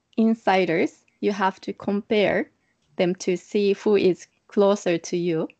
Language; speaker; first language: English; non-native, fluent; Japanese